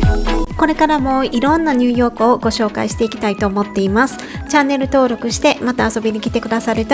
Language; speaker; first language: Japanese; native; Japanese